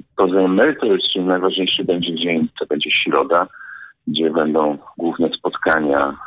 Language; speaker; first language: Polish; native; Polish